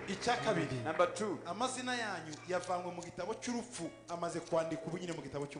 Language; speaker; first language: English; non-native, fluent; Kinyarwanda